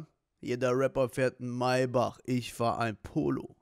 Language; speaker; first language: German; native; German